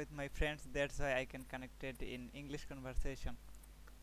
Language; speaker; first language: English; non-native, learner; Bangla